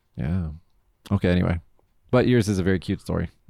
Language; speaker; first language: English; native; English